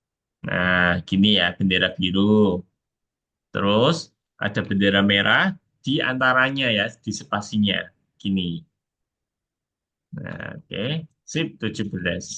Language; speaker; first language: Indonesian; native; Indonesian